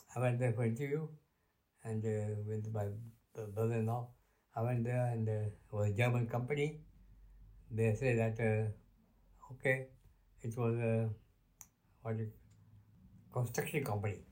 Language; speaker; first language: English; non-native, local second language; Luo (Kenya and Tanzania)